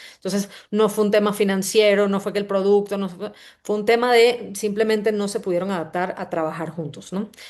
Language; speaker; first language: Spanish; native; Spanish